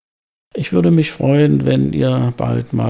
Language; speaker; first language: German; native; German